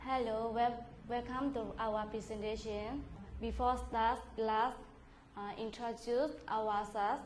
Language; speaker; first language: English; non-native, learner; Mon